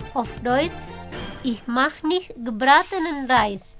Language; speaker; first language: German; non-native, fluent; Indonesian